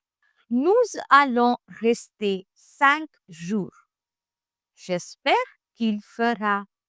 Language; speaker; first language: French; non-native, fluent; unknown